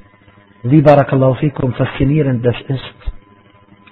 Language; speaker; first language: German; non-native, fluent; Arabic